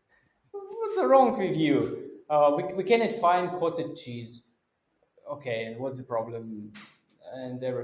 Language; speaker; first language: English; non-native, fluent; Russian